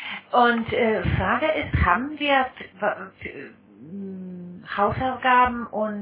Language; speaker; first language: German; non-native, fluent; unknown